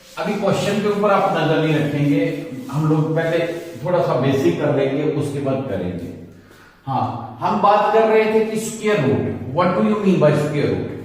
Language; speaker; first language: Hindi; non-native, local second language; Punjabi